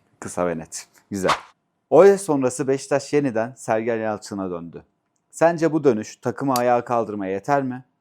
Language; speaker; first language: Turkish; native; Turkish